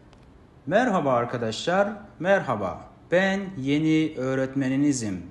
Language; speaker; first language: Turkish; non-native, fluent; Kazakh